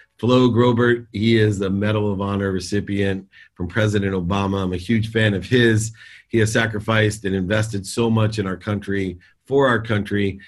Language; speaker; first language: English; native; English